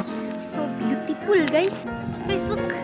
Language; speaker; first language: English; non-native, fluent; Indonesian